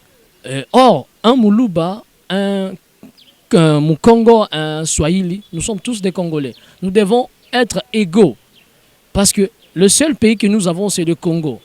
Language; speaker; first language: French; non-native, local second language; Lingala